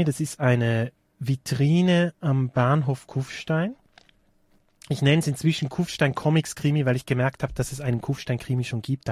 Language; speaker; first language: German; native; German